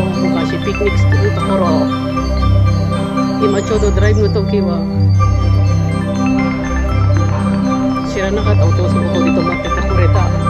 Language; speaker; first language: Japanese; non-native, learner; Filipino